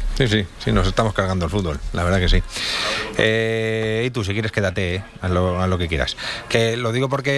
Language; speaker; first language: Spanish; native; Spanish